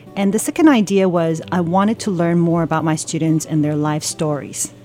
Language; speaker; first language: English; early bilingual, other home language; Chinese